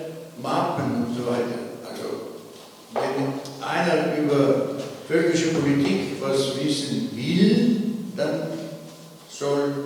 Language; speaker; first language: German; non-native, fluent; Slovenian